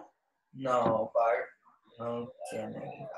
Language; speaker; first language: Spanish; non-native, learner; English